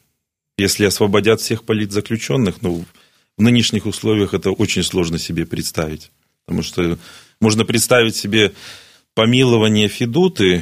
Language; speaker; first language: Russian; native; Russian